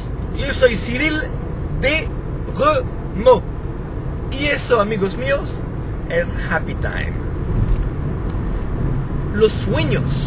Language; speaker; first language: Spanish; non-native, fluent; French